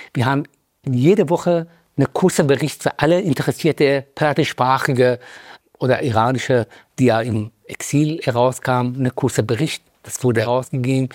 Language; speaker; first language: German; non-native, fluent; Persian